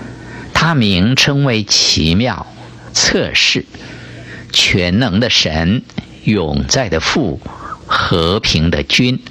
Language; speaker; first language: Chinese; native; Chinese